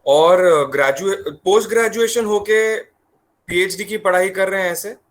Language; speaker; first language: Hindi; non-native, local second language; Marathi